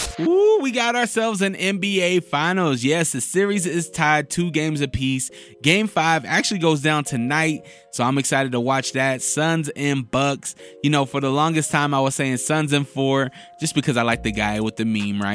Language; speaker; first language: English; native; English